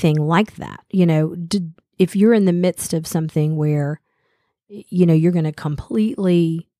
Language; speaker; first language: English; native; English